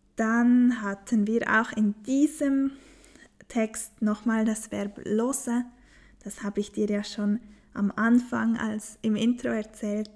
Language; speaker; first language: German; native; German